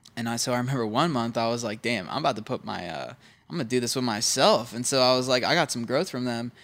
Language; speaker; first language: English; native; English